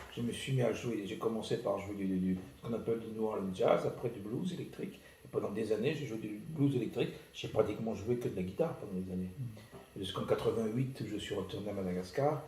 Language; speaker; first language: French; early bilingual, other home language; Malagasy